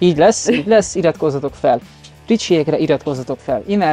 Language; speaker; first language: Hungarian; native; Hungarian